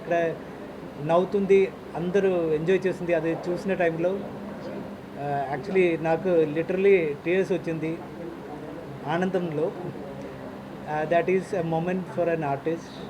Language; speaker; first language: Telugu; non-native, fluent; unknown